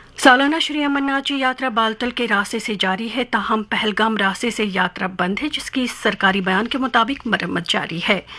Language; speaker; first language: Urdu; non-native, local second language; Kashmiri